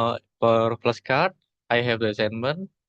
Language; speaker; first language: English; non-native, learner; Indonesian